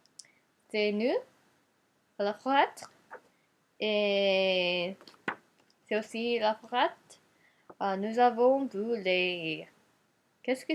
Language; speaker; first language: French; non-native, learner; Japanese